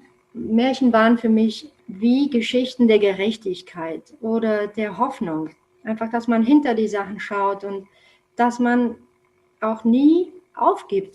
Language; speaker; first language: German; non-native, fluent; Romanian